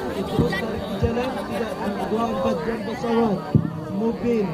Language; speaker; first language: Indonesian; non-native, learner; Arabic